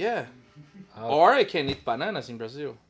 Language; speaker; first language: English; non-native, learner; Portuguese